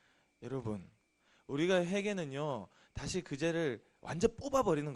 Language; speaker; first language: Korean; native; Korean